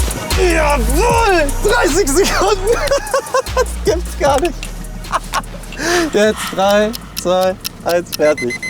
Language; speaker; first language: German; native; German